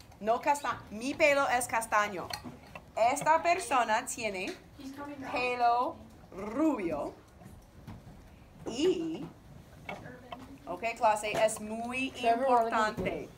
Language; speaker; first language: Spanish; non-native, fluent; English